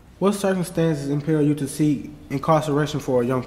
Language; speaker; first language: English; native; English